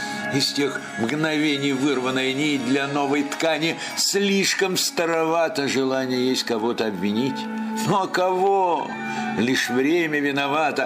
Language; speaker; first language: Russian; native; Russian